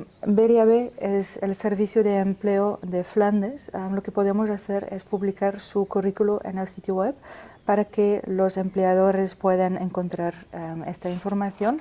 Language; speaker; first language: Spanish; non-native, fluent; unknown